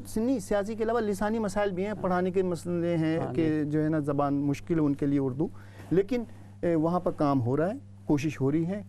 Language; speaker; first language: Urdu; native; Urdu